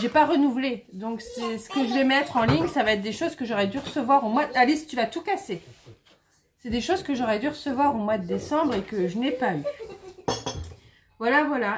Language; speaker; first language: French; native; French